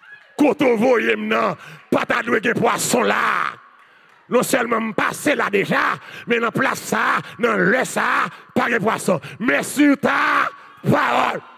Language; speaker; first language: French; non-native, learner; Haitian Creole